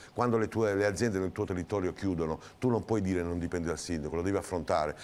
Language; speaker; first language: Italian; native; Italian